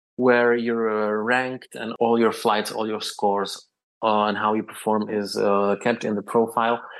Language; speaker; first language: English; non-native, fluent; Czech